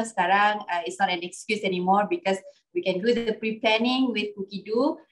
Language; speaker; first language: English; non-native, local second language; Malay